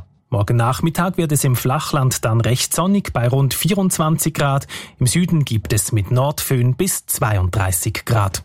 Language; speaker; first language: German; native; German